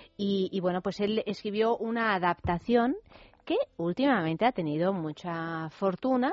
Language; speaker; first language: Spanish; native; Spanish